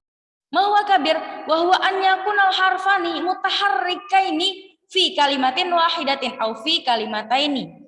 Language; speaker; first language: Arabic; non-native, learner; Indonesian